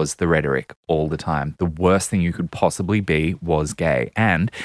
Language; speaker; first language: English; native; English